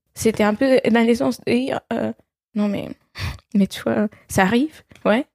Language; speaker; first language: French; non-native, fluent; Spanish